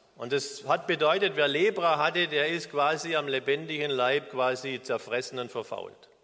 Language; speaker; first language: German; native; German